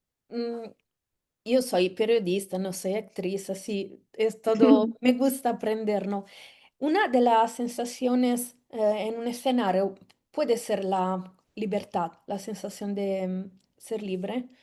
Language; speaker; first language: Spanish; non-native, fluent; Italian